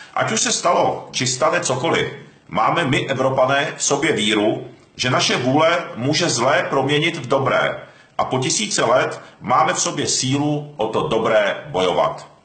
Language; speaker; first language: Czech; early bilingual, other home language; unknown